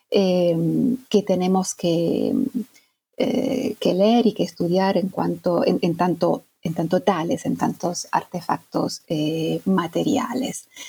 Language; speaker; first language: Spanish; non-native, fluent; Italian